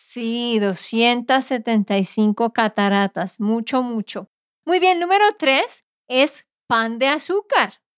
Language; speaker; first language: Spanish; native; Spanish